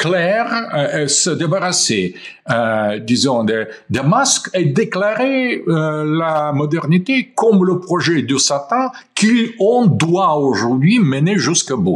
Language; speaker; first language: French; non-native, fluent; Russian